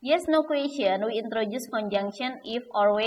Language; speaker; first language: English; non-native, learner; Indonesian